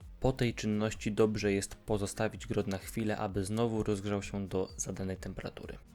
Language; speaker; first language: Polish; native; Polish